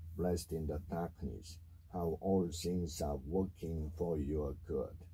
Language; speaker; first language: English; non-native, fluent; Korean